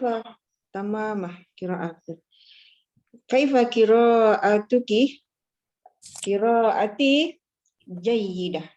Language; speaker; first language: Arabic; non-native, learner; Malay